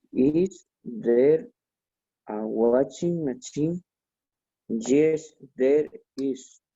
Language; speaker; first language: English; non-native, learner; Spanish